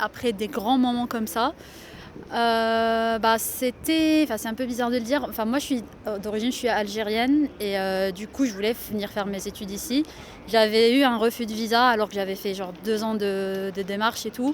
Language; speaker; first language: French; non-native, local second language; Arabic